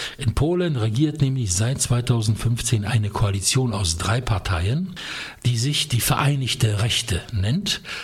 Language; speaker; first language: German; non-native, fluent; Polish